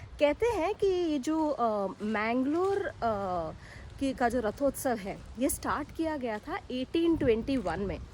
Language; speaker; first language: Hindi; non-native, local second language; Konkani